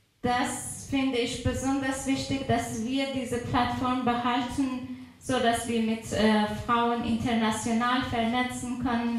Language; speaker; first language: German; non-native, fluent; Persian